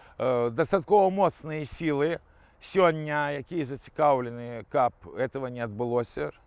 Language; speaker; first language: Belarusian; non-native, local second language; Russian